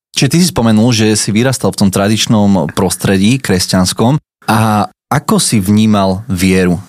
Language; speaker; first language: Slovak; native; Slovak